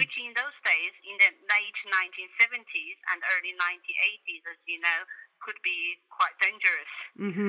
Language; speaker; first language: English; non-native, fluent; Chinese